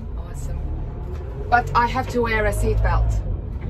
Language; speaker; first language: English; non-native, fluent; Turkish